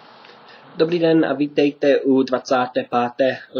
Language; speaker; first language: Czech; non-native, fluent; English